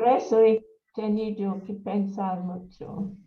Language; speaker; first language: Spanish; non-native, learner; English